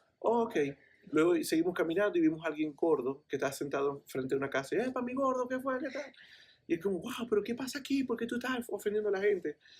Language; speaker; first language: Spanish; native; Spanish